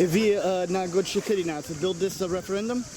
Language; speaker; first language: Russian; non-native, learner; English